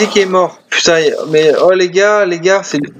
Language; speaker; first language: French; native; French